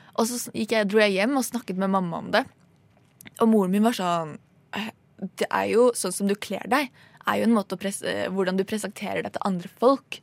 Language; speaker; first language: Norwegian; native; Norwegian